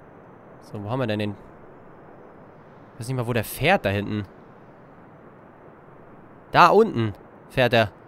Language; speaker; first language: German; native; German